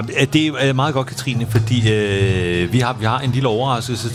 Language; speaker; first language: Danish; native; Danish